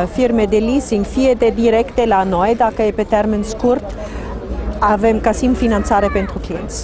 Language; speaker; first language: Romanian; non-native, fluent; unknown